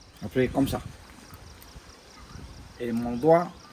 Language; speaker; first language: French; non-native, local second language; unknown